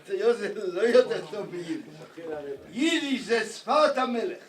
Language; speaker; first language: Hebrew; non-native, fluent; Yiddish